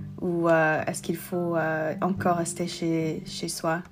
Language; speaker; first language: French; non-native, learner; English